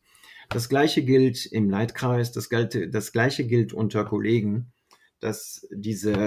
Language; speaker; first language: German; non-native, fluent; French